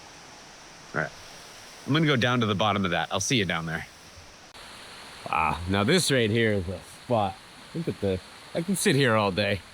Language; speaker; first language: English; native; English